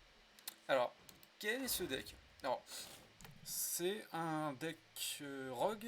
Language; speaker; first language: French; native; French